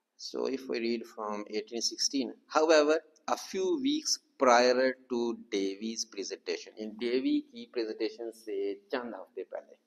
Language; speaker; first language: English; non-native, local second language; Urdu